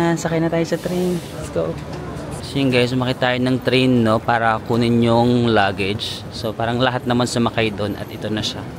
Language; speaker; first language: Filipino; non-native, local second language; Waray